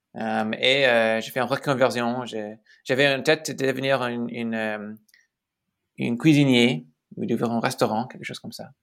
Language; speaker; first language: French; non-native, fluent; English